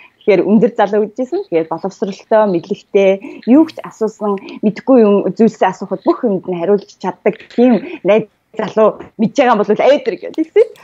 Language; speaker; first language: Mongolian; early bilingual, heritage; Mongolian